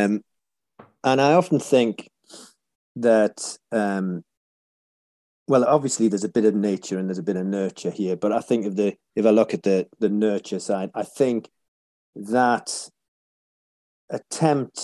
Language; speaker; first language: English; native; English